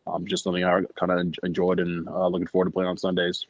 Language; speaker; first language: English; native; English